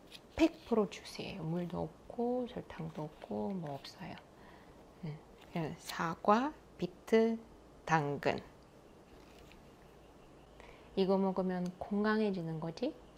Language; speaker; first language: Korean; non-native, fluent; Russian